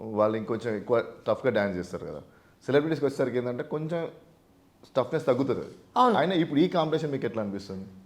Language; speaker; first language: Telugu; native; Telugu